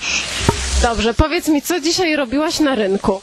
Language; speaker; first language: Polish; native; Polish